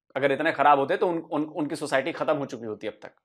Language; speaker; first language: Hindi; native; Hindi